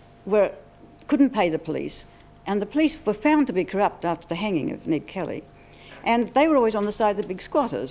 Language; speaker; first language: English; native; English